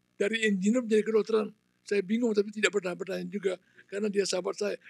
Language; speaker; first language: Indonesian; non-native, local second language; Balinese